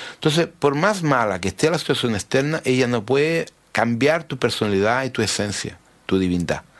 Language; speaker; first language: Spanish; early bilingual, heritage; Spanish